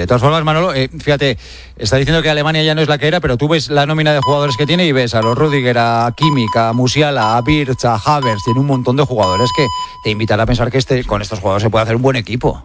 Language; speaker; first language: Spanish; native; Spanish